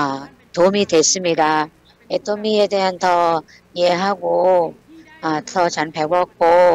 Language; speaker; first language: Korean; non-native, learner; Thai